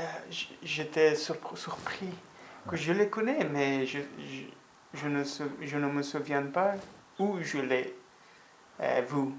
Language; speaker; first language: French; non-native, learner; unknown